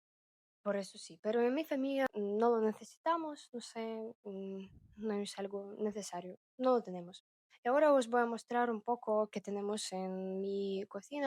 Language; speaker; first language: Spanish; non-native, fluent; Russian